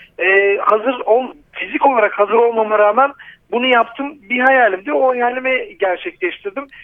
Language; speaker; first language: Turkish; native; Turkish